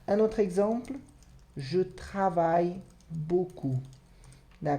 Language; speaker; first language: French; non-native, fluent; Portuguese